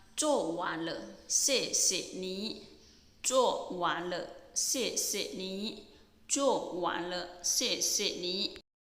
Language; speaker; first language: Chinese; non-native, fluent; Thai